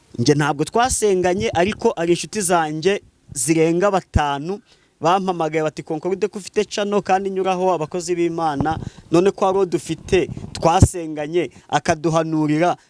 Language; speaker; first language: Kinyarwanda; native; Kinyarwanda